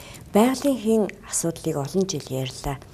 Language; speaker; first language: Mongolian; native; Mongolian